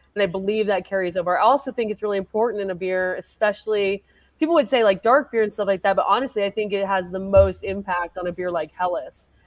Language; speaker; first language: English; native; English